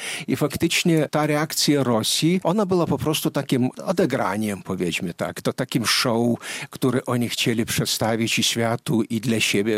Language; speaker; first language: Polish; non-native, fluent; Lithuanian